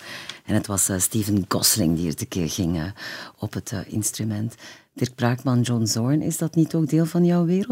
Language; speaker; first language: Dutch; native; Dutch